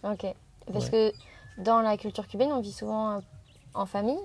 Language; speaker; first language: French; native; French